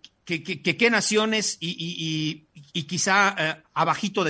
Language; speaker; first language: Spanish; native; Spanish